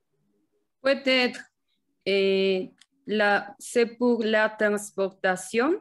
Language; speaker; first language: French; non-native, learner; Spanish